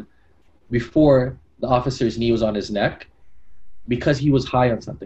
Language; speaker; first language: English; native; English